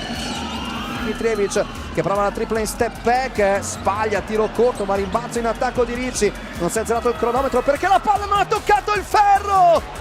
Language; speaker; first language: Italian; native; Italian